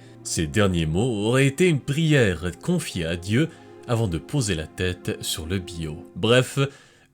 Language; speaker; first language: French; native; French